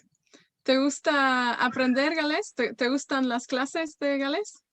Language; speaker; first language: Spanish; non-native, fluent; Welsh